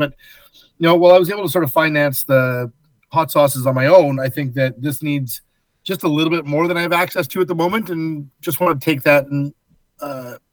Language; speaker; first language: English; native; English